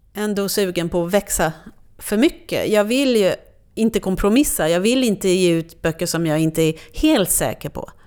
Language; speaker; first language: Swedish; non-native, fluent; French